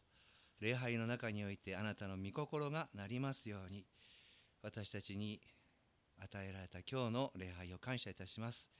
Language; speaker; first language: Japanese; native; Japanese